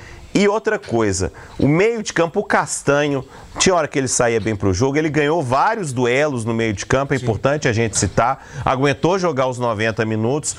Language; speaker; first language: Portuguese; native; Portuguese